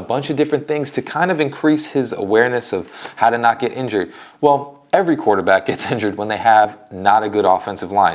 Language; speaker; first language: English; native; English